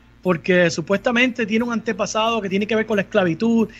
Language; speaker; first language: Spanish; native; Spanish